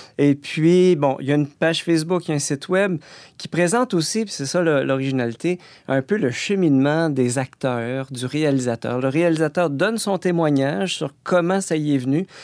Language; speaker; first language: French; native; French